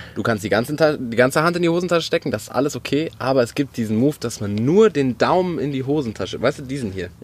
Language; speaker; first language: German; native; German